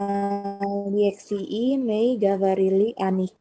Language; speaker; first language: Russian; non-native, learner; Indonesian